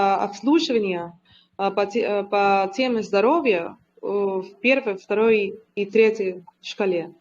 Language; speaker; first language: Russian; non-native, learner; Spanish